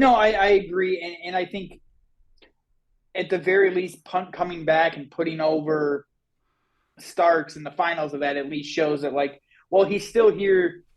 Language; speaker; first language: English; native; English